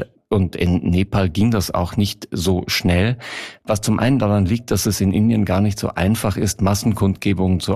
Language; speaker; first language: German; native; German